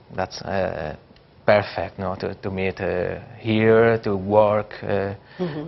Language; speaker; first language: English; non-native, learner; Spanish